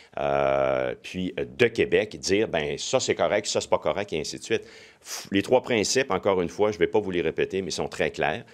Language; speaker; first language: French; native; French